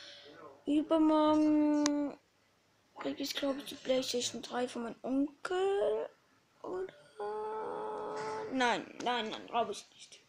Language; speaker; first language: German; early bilingual, other home language; Polish